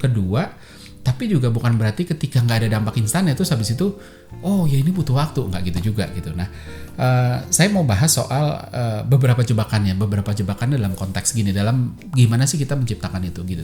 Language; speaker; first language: Indonesian; native; Indonesian